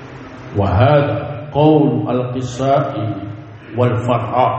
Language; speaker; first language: Arabic; non-native, fluent; Indonesian